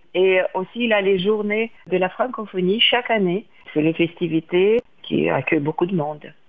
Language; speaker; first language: French; non-native, fluent; Lithuanian